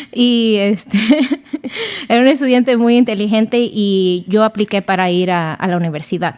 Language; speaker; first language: Spanish; early bilingual, other home language; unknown